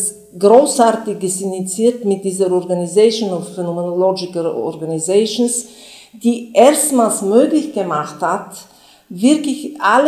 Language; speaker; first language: German; non-native, fluent; Bulgarian